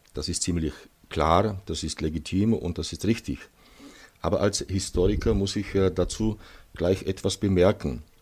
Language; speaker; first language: German; non-native, fluent; Czech